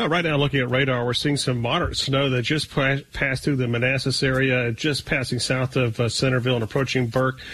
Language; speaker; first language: English; native; English